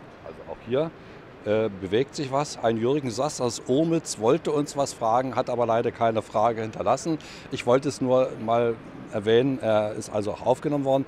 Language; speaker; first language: German; native; German